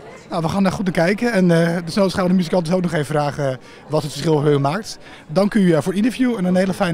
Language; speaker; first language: Dutch; native; Dutch